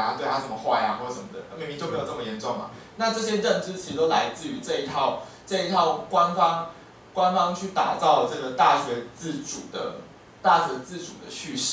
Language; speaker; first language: Chinese; native; Chinese